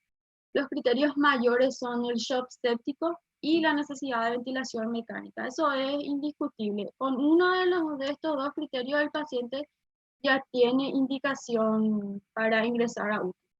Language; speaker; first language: Spanish; native; Spanish